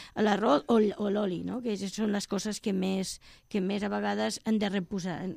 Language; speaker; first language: Catalan; non-native, local second language; Spanish